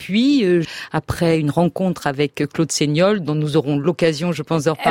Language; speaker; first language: French; native; French